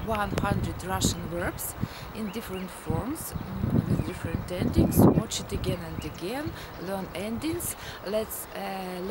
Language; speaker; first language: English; non-native, fluent; Russian